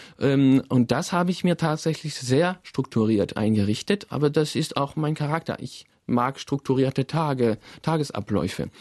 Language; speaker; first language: German; non-native, fluent; French